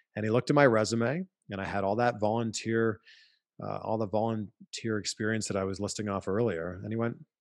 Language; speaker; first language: English; native; English